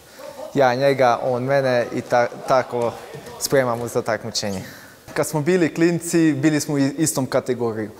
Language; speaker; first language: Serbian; non-native, local second language; Hungarian